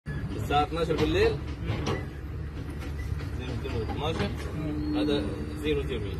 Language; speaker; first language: Arabic; non-native, learner; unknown